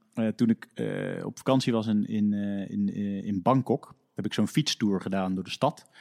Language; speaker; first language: Dutch; native; Dutch